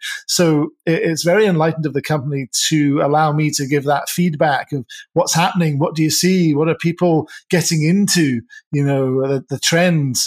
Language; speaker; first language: English; native; English